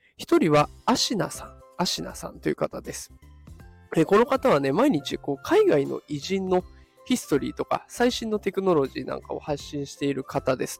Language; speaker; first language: Japanese; native; Japanese